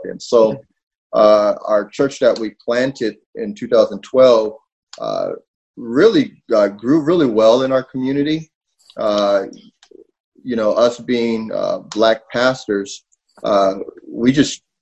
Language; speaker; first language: English; native; English